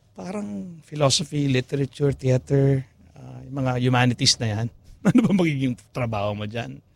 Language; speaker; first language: Filipino; non-native, local second language; Pampanga